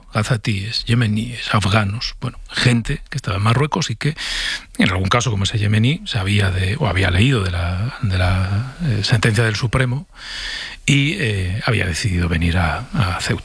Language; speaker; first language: Spanish; native; Spanish